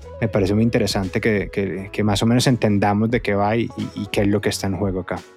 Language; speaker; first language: Spanish; native; Spanish